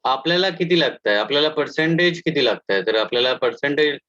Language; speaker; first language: Hindi; non-native, local second language; Marathi